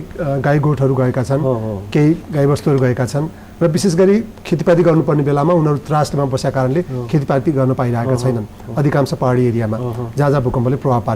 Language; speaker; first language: Nepali; native; Nepali